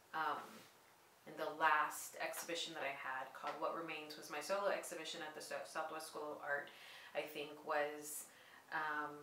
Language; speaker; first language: English; native; English